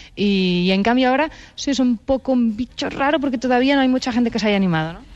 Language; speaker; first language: Spanish; non-native, local second language; Catalan